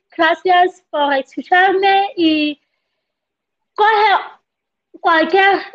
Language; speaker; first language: Spanish; non-native, fluent; Southern Sotho